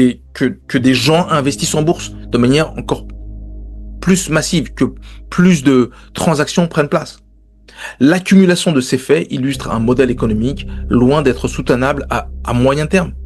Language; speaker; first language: French; native; French